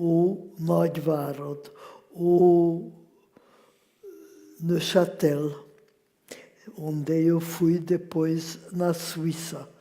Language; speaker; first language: Portuguese; non-native, fluent; French